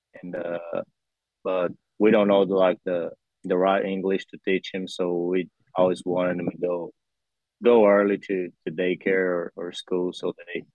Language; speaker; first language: English; non-native, fluent; Portuguese